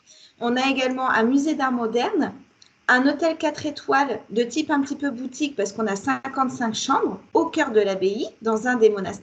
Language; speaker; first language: French; native; French